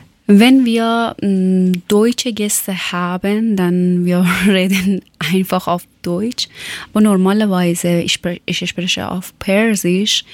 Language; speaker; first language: German; non-native, learner; Persian